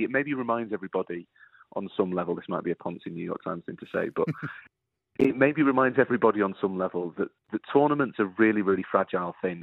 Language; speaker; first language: English; native; English